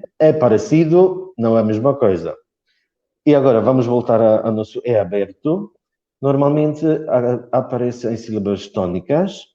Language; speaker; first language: Portuguese; non-native, fluent; Polish